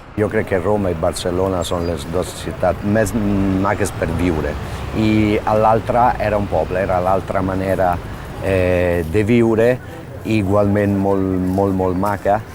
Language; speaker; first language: Catalan; non-native, fluent; Italian